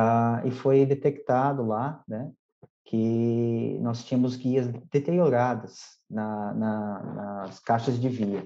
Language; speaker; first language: Portuguese; native; Portuguese